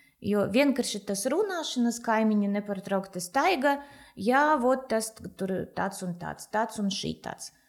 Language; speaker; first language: Latvian; non-native, local second language; Russian